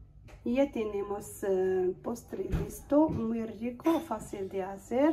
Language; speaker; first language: Spanish; non-native, fluent; Arabic